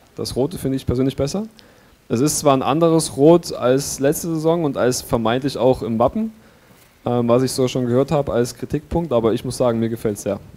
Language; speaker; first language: German; native; German